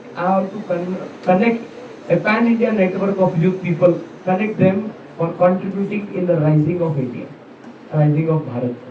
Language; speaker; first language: English; non-native, local second language; Marathi